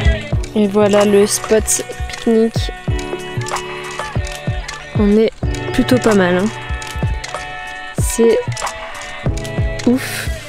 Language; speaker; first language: French; native; French